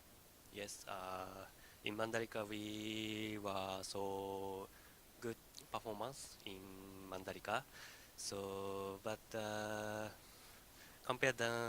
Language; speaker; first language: English; non-native, learner; Indonesian